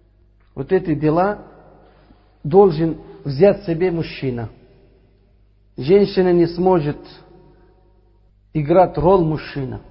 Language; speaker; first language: Russian; non-native, fluent; Uzbek